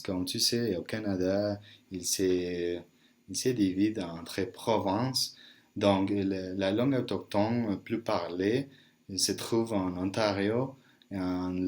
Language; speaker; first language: French; non-native, learner; Spanish